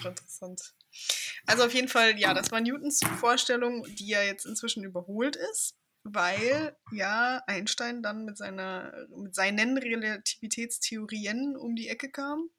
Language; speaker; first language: German; native; German